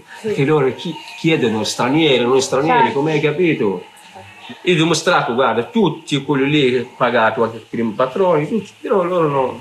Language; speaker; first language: Italian; non-native, learner; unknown